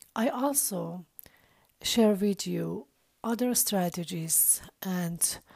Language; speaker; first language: English; non-native, fluent; Persian